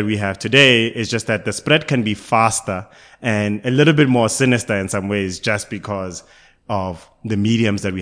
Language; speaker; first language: English; non-native, local second language; Tswana